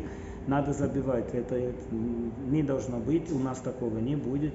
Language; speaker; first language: Russian; non-native, fluent; Portuguese